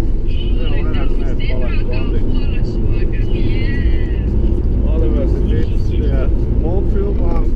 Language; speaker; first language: Latvian; native; Latvian